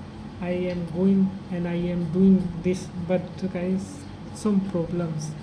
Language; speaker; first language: English; non-native, learner; Hindi